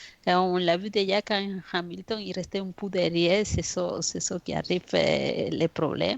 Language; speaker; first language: French; non-native, fluent; Spanish